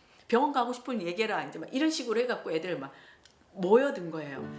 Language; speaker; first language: Korean; native; Korean